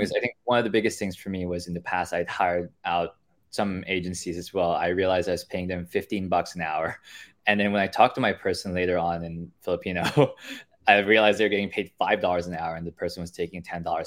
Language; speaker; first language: English; non-native, local second language; Filipino